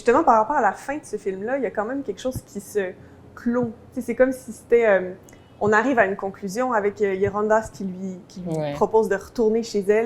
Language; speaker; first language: French; native; French